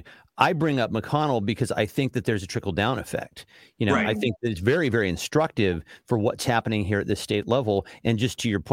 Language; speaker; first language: English; native; English